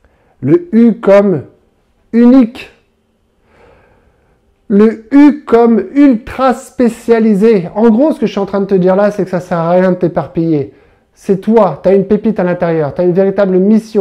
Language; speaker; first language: French; native; French